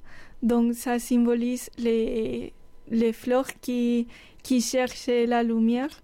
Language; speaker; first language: French; non-native, learner; Spanish